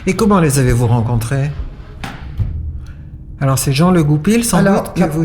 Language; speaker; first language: French; native; French